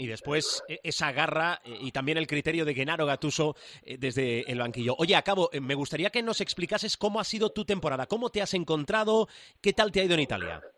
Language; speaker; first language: Spanish; native; Spanish